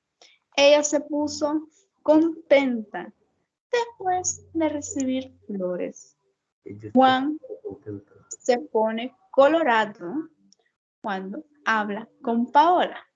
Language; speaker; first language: Spanish; non-native, learner; Portuguese